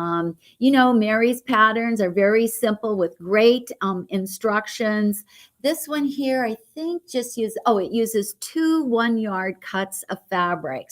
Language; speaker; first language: English; native; English